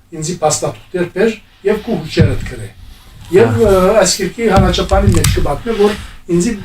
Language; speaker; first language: Armenian; native; Armenian